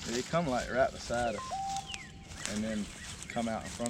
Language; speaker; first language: English; native; English